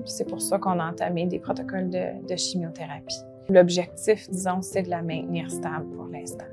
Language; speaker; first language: French; native; French